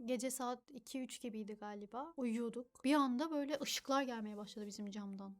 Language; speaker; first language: Turkish; early bilingual, other home language; Uyghur